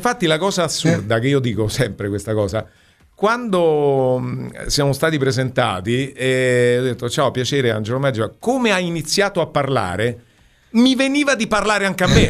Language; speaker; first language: Italian; native; Italian